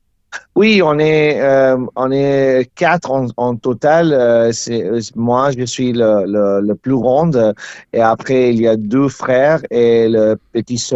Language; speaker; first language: French; non-native, learner; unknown